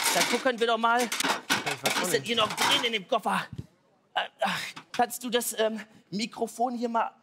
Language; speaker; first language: German; native; German